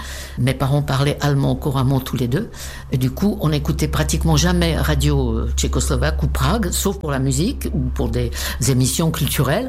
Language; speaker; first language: French; non-native, fluent; Czech